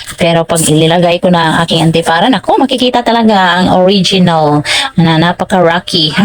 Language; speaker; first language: Filipino; non-native, local second language; Cebuano